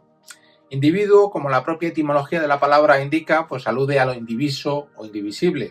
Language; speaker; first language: Spanish; native; Spanish